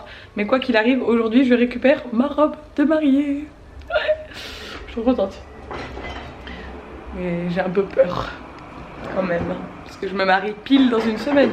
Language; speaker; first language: French; native; French